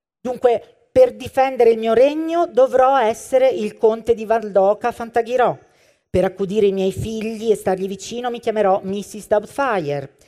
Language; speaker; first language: Italian; native; Italian